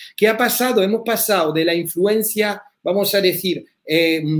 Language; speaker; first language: Spanish; early bilingual, heritage; French